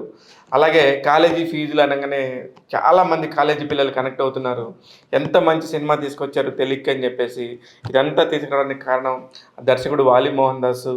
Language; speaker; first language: Telugu; native; Telugu